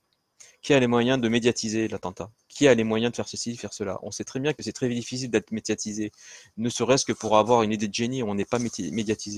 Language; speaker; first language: French; native; French